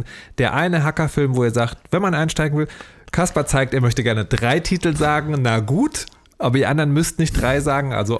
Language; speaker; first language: German; native; German